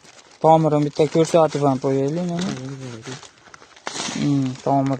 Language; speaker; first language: Uzbek; native; Uzbek